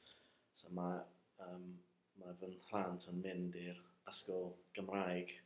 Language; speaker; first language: Welsh; non-native, fluent; English